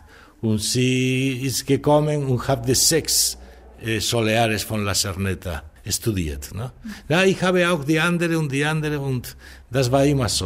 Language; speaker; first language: German; non-native, learner; Spanish